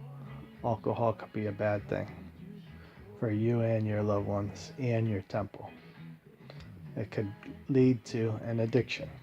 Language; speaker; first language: English; native; English